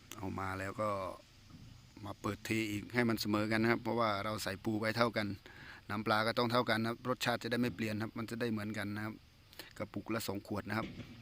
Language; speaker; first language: Thai; native; Thai